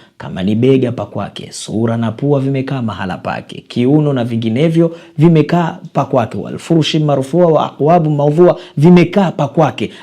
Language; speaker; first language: Swahili; native; Swahili